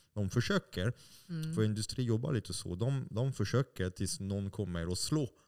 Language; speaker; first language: Swedish; non-native, fluent; French